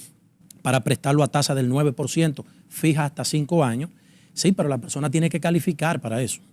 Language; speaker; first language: Spanish; native; Spanish